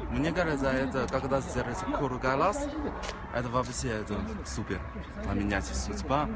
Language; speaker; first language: Russian; non-native, learner; Chinese